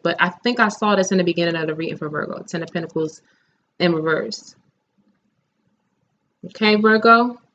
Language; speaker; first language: English; native; English